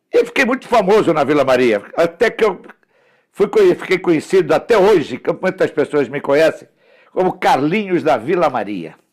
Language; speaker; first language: Portuguese; early bilingual, other home language; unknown